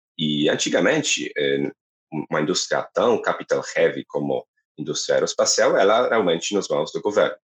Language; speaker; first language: Portuguese; non-native, fluent; Polish